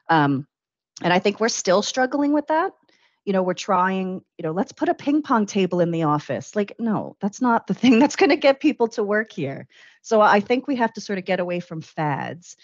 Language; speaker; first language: English; native; English